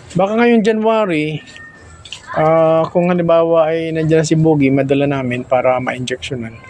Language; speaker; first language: Filipino; native; Filipino